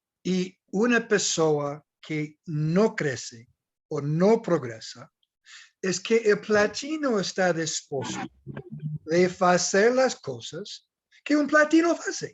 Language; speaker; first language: Portuguese; non-native, learner; English